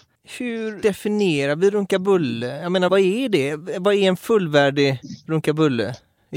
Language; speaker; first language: Swedish; native; Swedish